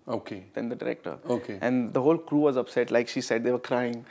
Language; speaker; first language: Hindi; native; Hindi